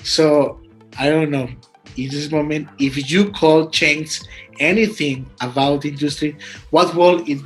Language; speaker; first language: English; non-native, learner; Spanish